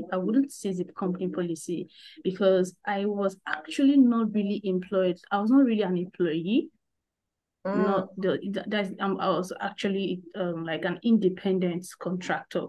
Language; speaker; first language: English; non-native, local second language; Igbo